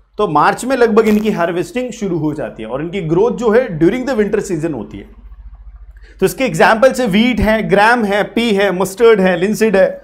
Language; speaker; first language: Hindi; native; Hindi